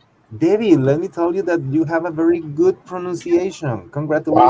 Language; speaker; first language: English; non-native, fluent; Spanish